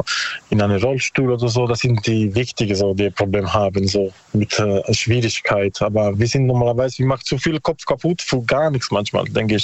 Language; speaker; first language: German; non-native, learner; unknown